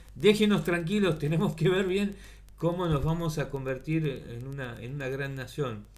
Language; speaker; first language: Spanish; native; Spanish